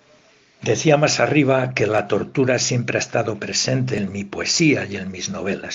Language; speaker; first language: Spanish; native; Spanish